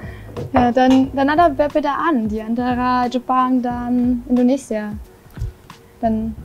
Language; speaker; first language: Indonesian; non-native, learner; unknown